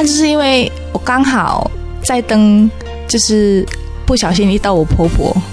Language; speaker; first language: Chinese; non-native, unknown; Indonesian